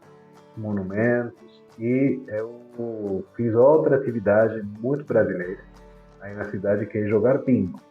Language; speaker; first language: Portuguese; non-native, fluent; Spanish